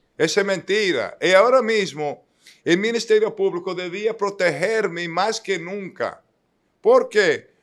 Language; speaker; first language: Spanish; non-native, fluent; Italian